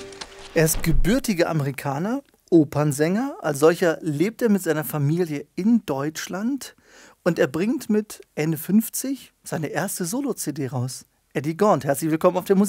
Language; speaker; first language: German; native; German